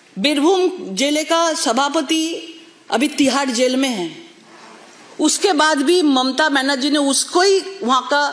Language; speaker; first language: Hindi; native; Hindi